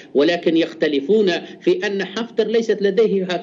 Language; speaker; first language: Arabic; native; Arabic